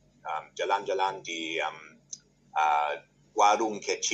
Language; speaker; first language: Indonesian; non-native, learner; English